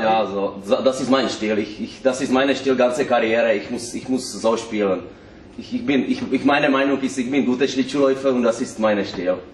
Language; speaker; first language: German; non-native, learner; Czech